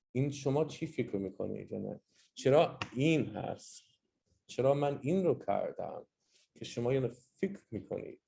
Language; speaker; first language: Persian; non-native, learner; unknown